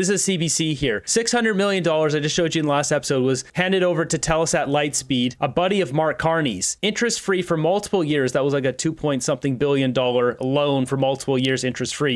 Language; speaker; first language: English; native; English